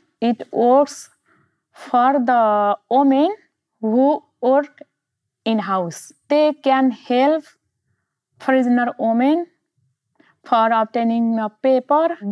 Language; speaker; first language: English; non-native, learner; Nepali